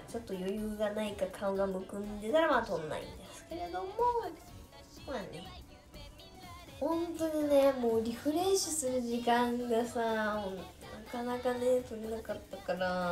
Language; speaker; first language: Japanese; native; Japanese